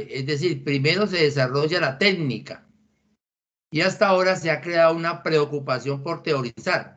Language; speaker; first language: Spanish; native; Spanish